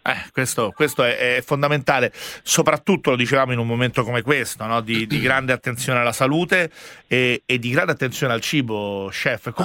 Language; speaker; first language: Italian; native; Italian